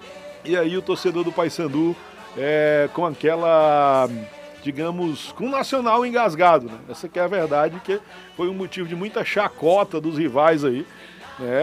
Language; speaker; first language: Portuguese; native; Portuguese